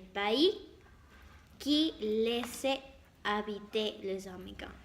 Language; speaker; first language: French; non-native, learner; Spanish